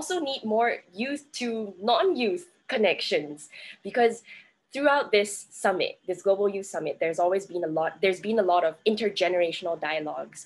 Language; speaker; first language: English; native; English